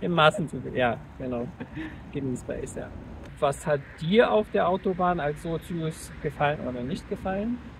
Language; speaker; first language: German; native; German